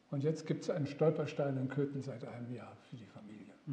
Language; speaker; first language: German; native; German